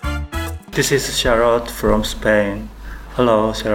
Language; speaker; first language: English; non-native, learner; Chinese